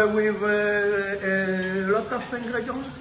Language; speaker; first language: English; non-native, learner; French